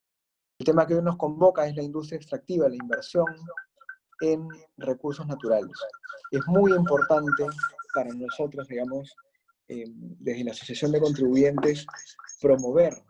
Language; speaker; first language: Spanish; native; Spanish